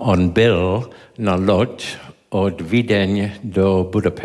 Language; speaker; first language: Czech; non-native, learner; English